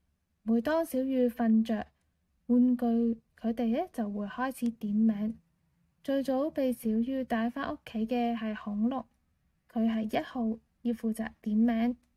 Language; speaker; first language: Cantonese; native; Cantonese